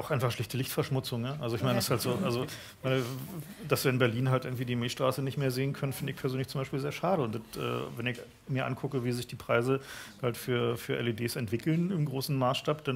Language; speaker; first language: German; native; German